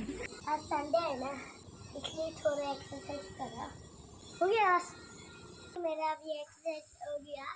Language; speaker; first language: Hindi; non-native, local second language; Bangla